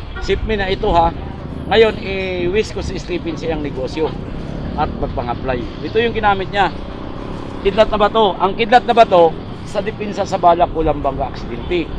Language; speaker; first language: Filipino; native; Filipino